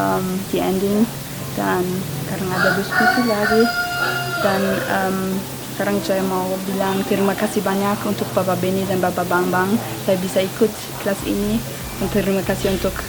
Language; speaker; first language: Indonesian; non-native, fluent; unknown